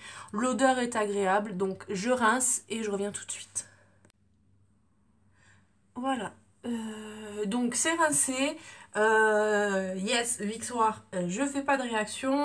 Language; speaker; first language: French; native; French